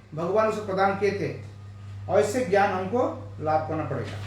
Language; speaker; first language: Hindi; non-native, local second language; Bangla